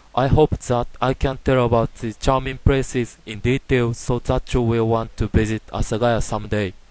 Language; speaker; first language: English; non-native, learner; Japanese